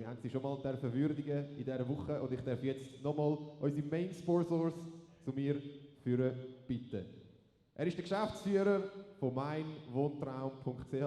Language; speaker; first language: German; native; German